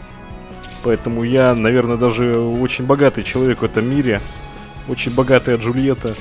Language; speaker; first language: Russian; native; Russian